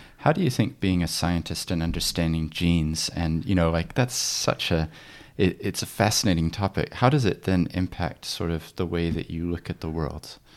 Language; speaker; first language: English; native; English